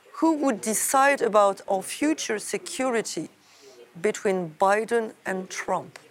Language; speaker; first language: English; non-native, fluent; French